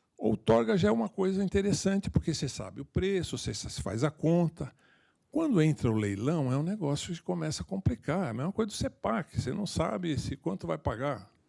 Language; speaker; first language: Portuguese; native; Portuguese